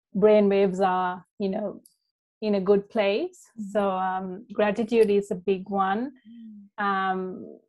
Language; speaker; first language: English; non-native, local second language; Sinhala